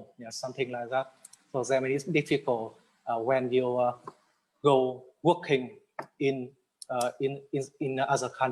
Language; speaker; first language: English; non-native, learner; Vietnamese